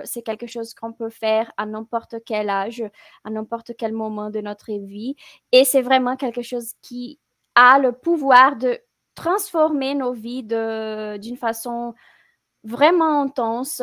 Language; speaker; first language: French; non-native, fluent; Portuguese